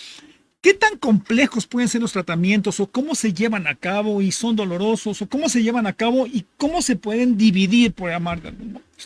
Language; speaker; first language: Spanish; native; Spanish